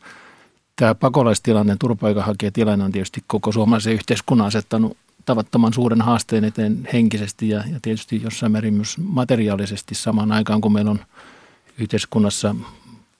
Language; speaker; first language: Finnish; native; Finnish